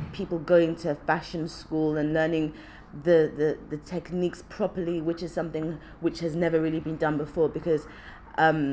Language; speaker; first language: English; early bilingual, other home language; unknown